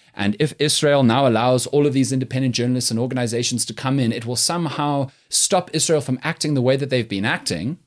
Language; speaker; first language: English; native; English